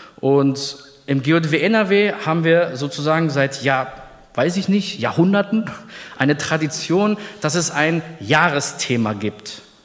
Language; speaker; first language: German; early bilingual, other home language; Polish